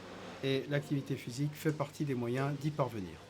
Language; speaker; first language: French; native; French